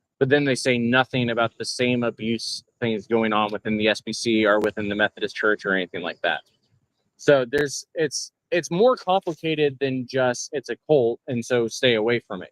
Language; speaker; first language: English; native; English